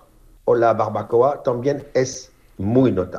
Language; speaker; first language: Spanish; non-native, fluent; French